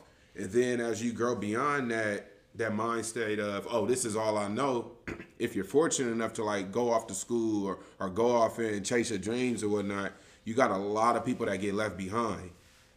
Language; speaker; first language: English; native; English